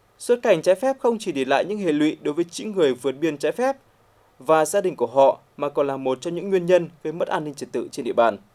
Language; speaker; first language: Vietnamese; native; Vietnamese